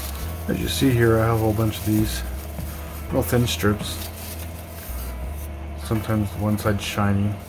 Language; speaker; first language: English; native; English